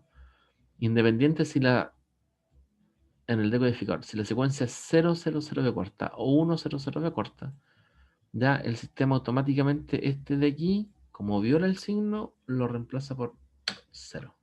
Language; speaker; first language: Spanish; native; Spanish